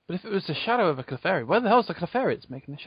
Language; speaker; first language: English; native; English